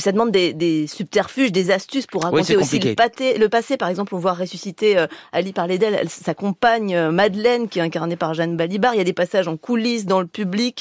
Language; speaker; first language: French; native; French